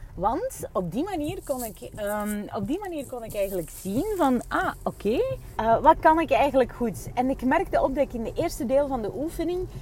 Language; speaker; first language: Dutch; early bilingual, other home language; Russian